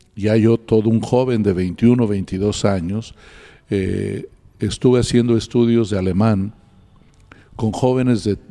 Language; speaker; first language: Spanish; native; Spanish